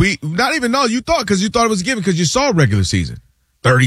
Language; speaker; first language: English; native; English